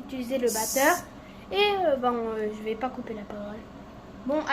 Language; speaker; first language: French; native; French